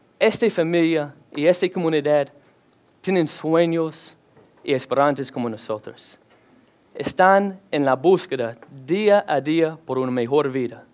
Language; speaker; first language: Spanish; non-native, learner; English